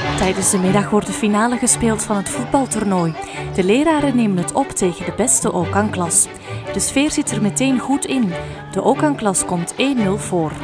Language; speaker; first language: Dutch; native; Dutch